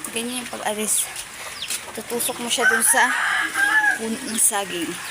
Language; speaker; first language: Filipino; non-native, local second language; Waray